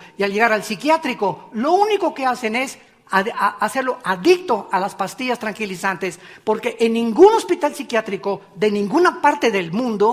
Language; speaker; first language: Spanish; native; Spanish